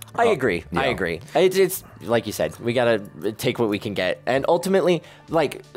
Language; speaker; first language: English; native; English